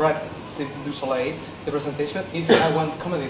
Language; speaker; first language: English; non-native, learner; Spanish